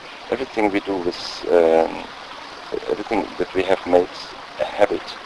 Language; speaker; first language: English; non-native, fluent; German